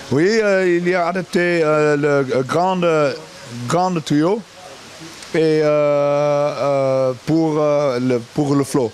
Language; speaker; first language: French; non-native, learner; Dutch